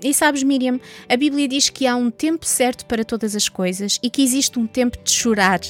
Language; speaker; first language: Portuguese; native; Portuguese